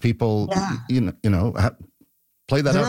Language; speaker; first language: English; native; English